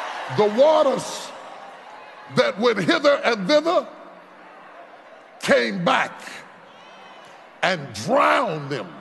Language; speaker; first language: English; native; English